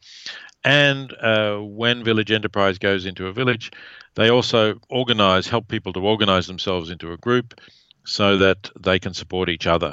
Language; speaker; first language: English; native; English